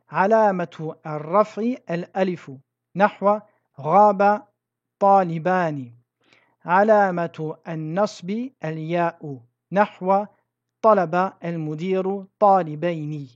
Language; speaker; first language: Arabic; non-native, fluent; French